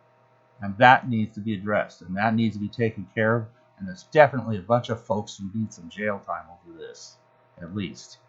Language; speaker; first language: English; native; English